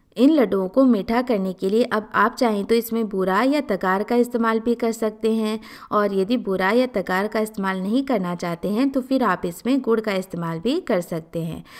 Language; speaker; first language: Hindi; native; Hindi